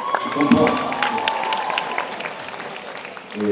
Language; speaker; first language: French; non-native, learner; English